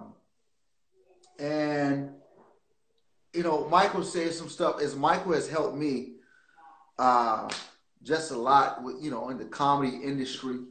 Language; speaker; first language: English; native; English